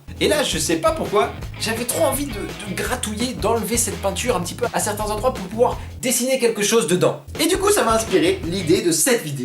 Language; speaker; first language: French; native; French